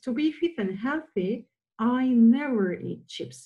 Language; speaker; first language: English; non-native, fluent; Turkish